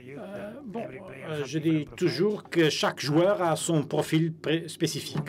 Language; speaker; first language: French; non-native, fluent; Spanish